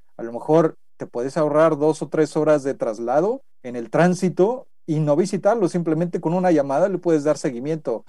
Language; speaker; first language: Spanish; native; Spanish